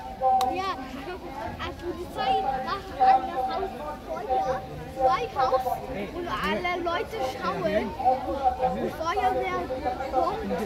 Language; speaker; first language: German; non-native, learner; Bangla